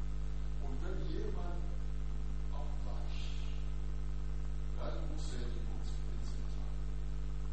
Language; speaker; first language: German; non-native, learner; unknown